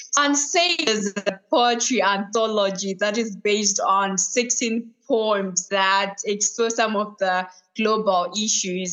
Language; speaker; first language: English; non-native, local second language; Shona